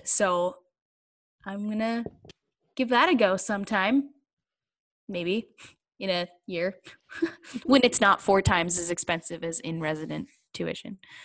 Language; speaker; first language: English; native; English